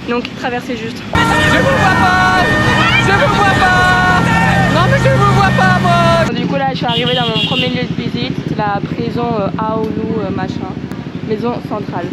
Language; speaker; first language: French; native; French